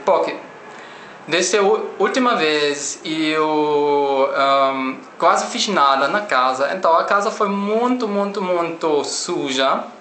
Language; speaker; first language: Portuguese; non-native, learner; German